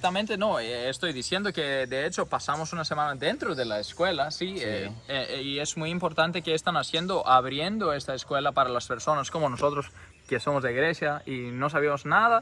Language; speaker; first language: Spanish; non-native, fluent; Greek